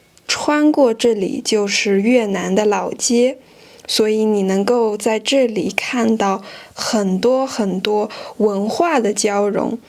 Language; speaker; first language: Chinese; non-native, fluent; French